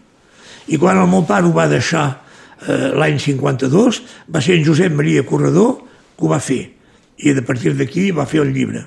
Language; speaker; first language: Catalan; native; Catalan